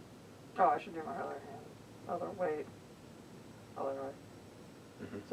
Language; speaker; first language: English; native; English